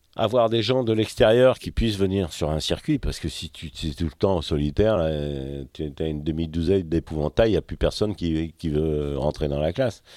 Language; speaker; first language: French; native; French